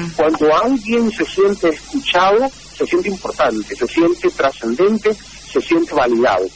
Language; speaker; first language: Spanish; native; Spanish